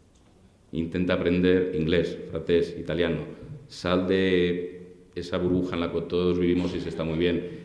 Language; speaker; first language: Spanish; native; Spanish